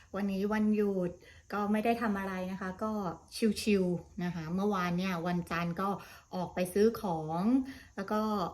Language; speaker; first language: Thai; native; Thai